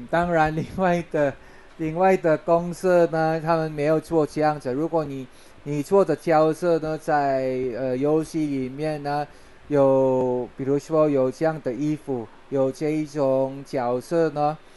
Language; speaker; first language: Chinese; non-native, fluent; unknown